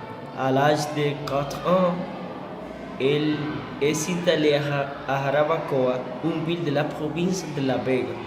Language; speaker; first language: French; non-native, learner; Spanish